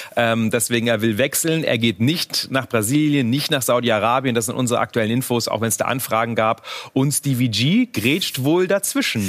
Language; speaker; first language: German; native; German